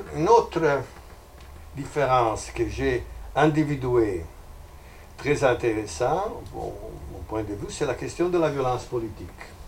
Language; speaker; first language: French; non-native, fluent; Italian